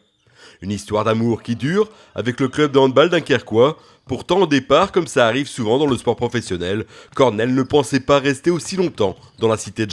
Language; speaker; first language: French; native; French